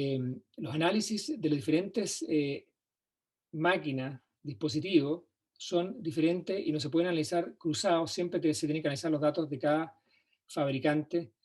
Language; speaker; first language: Spanish; native; Spanish